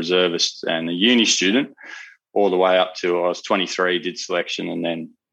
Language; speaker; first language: English; native; English